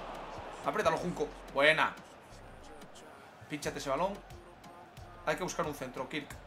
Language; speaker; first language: Spanish; native; Spanish